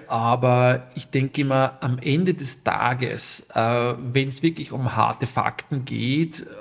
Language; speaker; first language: German; native; German